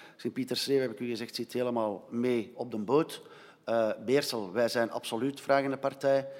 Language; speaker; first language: Dutch; native; Dutch